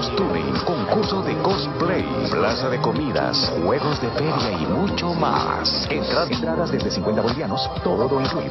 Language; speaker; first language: Spanish; native; Spanish